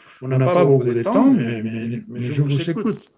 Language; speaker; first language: French; non-native, learner; Spanish